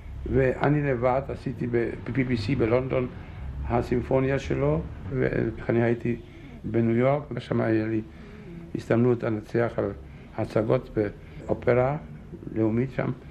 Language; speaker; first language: Hebrew; non-native, fluent; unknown